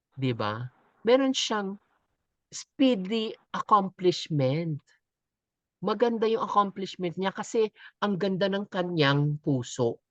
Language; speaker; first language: Filipino; native; Filipino